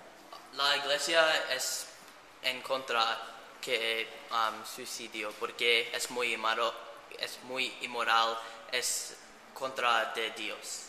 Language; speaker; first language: Spanish; non-native, learner; English